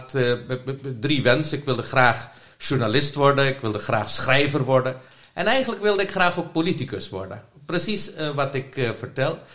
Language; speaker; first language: Dutch; non-native, local second language; Caribbean Hindustani